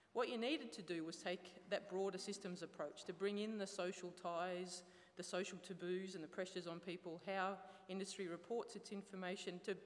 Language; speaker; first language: English; native; English